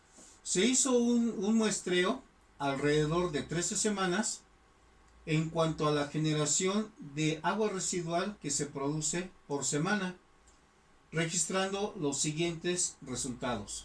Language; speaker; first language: Spanish; native; Spanish